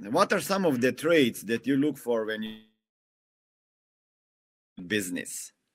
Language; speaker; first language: English; non-native, fluent; Slovenian